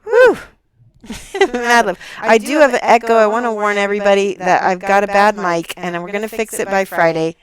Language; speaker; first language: English; native; English